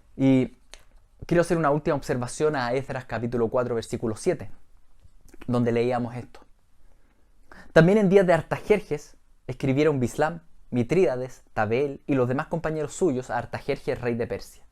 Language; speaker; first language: Spanish; native; Spanish